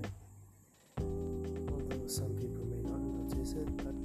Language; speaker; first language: English; non-native, local second language; Malay